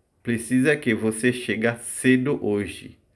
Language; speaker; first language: Portuguese; non-native, fluent; Haitian Creole